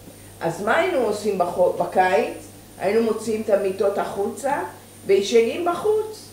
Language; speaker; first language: Hebrew; early bilingual, other home language; Persian